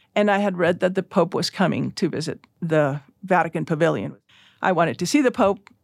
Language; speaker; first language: English; early bilingual, other home language; Spanish